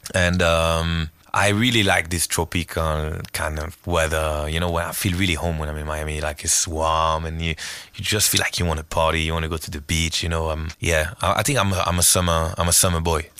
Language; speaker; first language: English; non-native, fluent; French